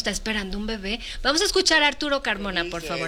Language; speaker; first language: Spanish; native; Spanish